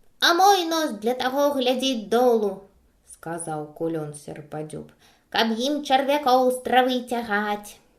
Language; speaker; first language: Belarusian; non-native, local second language; Russian